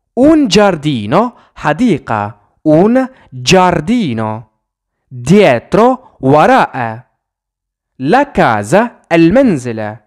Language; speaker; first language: Italian; non-native, fluent; Arabic